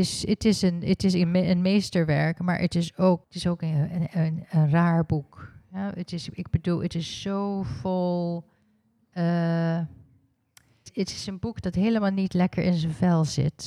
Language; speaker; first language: Dutch; early bilingual, heritage; Dutch